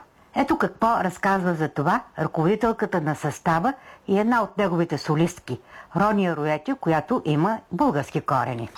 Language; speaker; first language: Bulgarian; native; Bulgarian